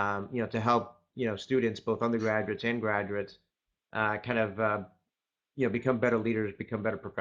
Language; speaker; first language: English; native; English